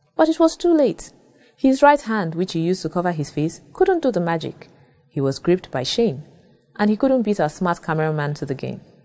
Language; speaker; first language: English; non-native, local second language; Yoruba